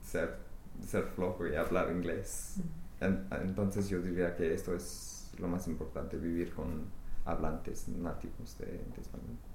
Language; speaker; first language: Spanish; non-native, fluent; English